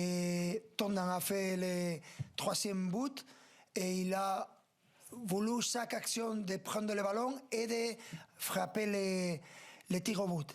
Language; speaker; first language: French; non-native, fluent; Spanish